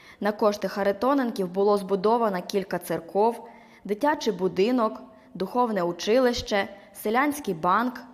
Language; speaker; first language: Ukrainian; native; Ukrainian